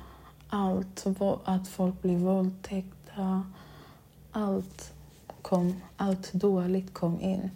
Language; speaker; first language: Swedish; non-native, local second language; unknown